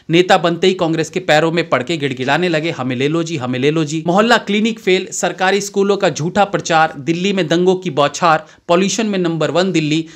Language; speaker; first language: Hindi; native; Hindi